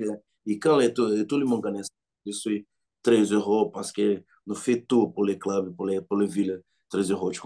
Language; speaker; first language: French; non-native, learner; Portuguese